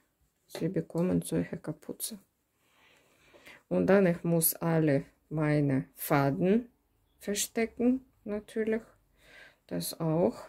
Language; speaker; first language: German; non-native, fluent; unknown